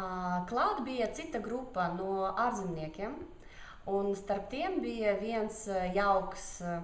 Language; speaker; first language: Latvian; non-native, local second language; Russian